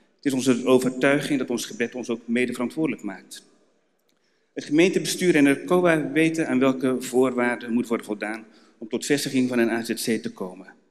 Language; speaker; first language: Dutch; native; Dutch